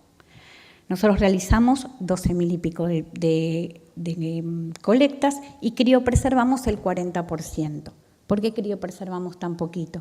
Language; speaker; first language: Spanish; native; Spanish